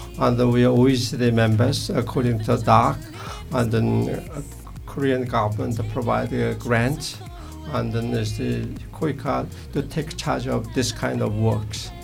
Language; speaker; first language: English; non-native, learner; Korean